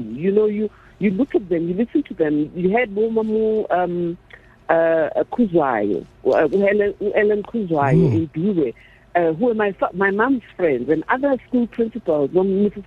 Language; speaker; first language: English; non-native, local second language; Zulu